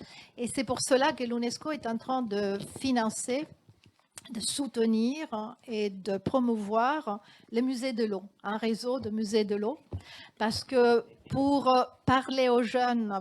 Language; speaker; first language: French; non-native, fluent; Italian